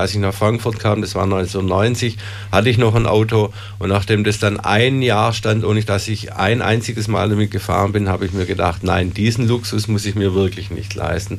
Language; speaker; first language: German; native; German